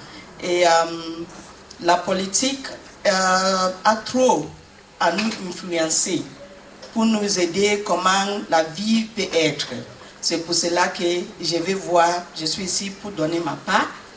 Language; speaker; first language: French; non-native, learner; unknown